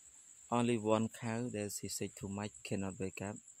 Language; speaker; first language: English; non-native, learner; Khmer